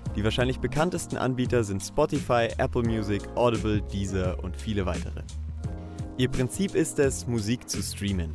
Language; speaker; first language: German; native; German